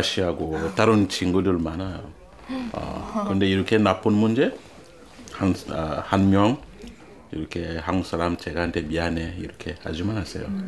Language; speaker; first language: Korean; non-native, learner; French